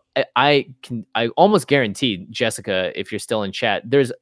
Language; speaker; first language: English; native; English